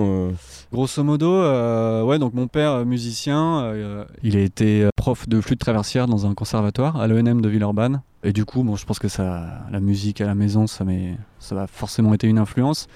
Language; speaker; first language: French; native; French